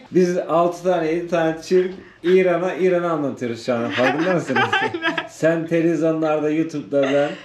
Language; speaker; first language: Turkish; native; Turkish